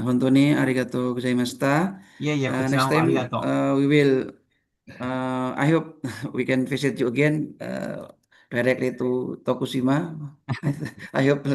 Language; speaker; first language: English; non-native, learner; Indonesian